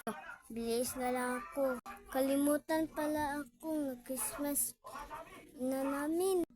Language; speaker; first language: Filipino; non-native, local second language; Cebuano